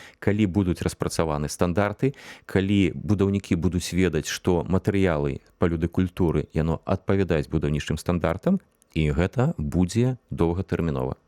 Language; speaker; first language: Belarusian; non-native, local second language; Russian